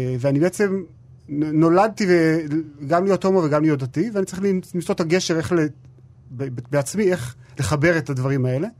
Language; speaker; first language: Hebrew; native; Hebrew